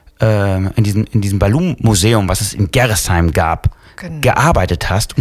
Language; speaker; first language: German; non-native, fluent; Italian